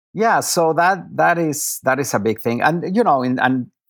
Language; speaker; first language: English; non-native, fluent; Spanish